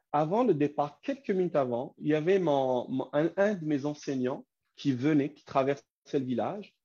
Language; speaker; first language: French; non-native, local second language; Kabyle